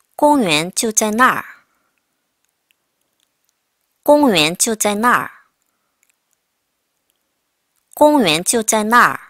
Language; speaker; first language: Chinese; non-native, fluent; Korean